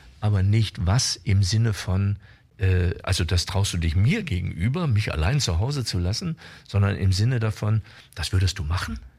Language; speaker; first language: German; native; German